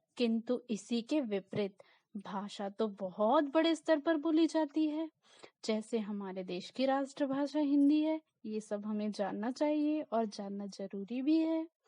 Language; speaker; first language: Hindi; native; Hindi